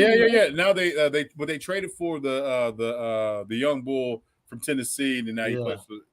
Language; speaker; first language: English; native; English